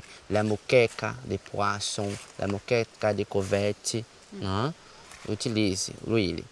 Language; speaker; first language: French; non-native, learner; Portuguese